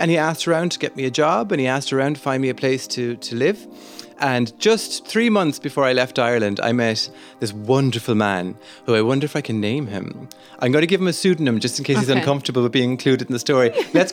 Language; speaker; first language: English; native; English